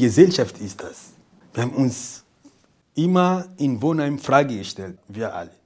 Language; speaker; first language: German; non-native, fluent; Portuguese